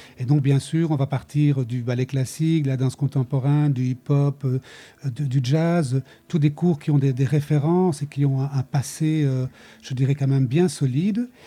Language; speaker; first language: French; native; French